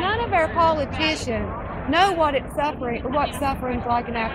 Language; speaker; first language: English; native; English